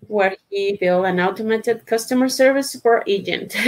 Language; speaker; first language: English; non-native, fluent; Spanish